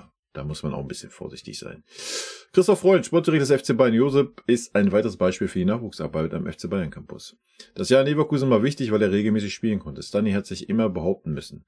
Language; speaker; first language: German; native; German